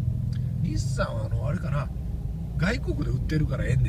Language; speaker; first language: Japanese; native; Japanese